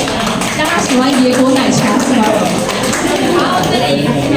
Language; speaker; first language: Chinese; non-native, fluent; Filipino